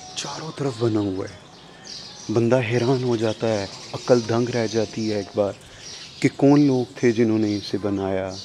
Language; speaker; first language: Urdu; non-native, local second language; Punjabi